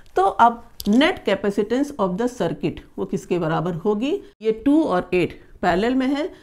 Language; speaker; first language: Hindi; native; Hindi